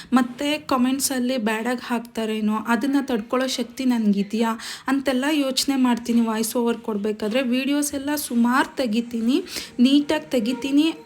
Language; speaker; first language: Kannada; non-native, local second language; Telugu